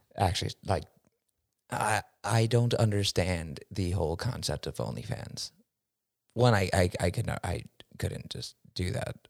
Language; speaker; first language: English; early bilingual, other home language; Spanish